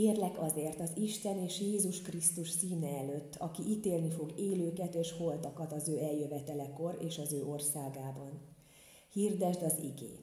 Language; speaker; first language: Hungarian; native; Hungarian